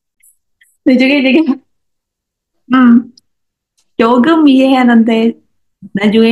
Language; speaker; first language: Korean; non-native, learner; Indonesian